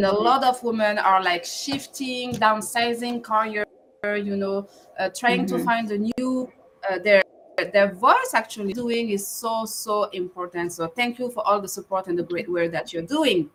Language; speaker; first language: English; non-native, fluent; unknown